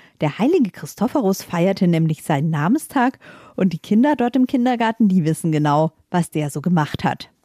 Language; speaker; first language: German; native; German